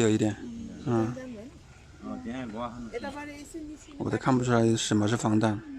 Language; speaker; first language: Chinese; native; Chinese